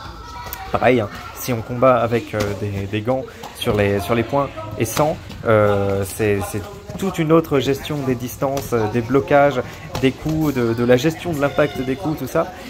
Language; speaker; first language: French; native; French